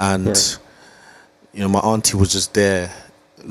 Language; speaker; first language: English; native; English